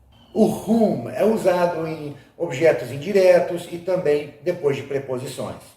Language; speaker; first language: Portuguese; non-native, fluent; English